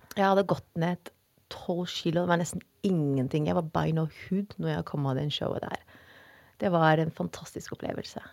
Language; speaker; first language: Norwegian; non-native, fluent; Dutch